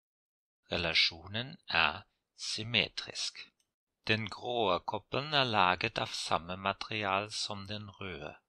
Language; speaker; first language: Norwegian; non-native, fluent; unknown